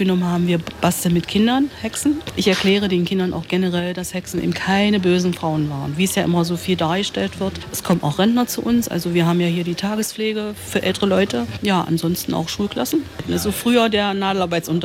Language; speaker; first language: German; native; German